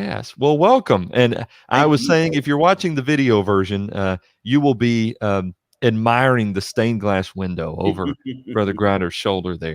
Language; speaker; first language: English; native; English